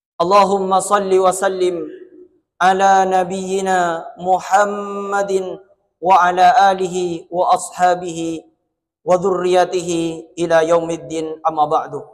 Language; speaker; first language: Malay; non-native, local second language; Madurese